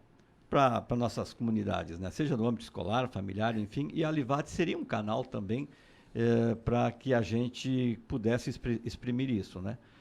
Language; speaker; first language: Portuguese; native; Portuguese